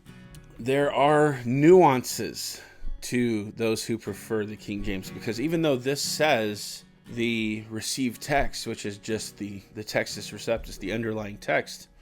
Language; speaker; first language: English; native; English